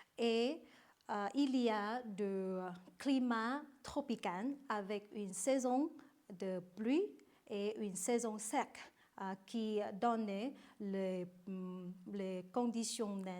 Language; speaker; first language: French; non-native, learner; Vietnamese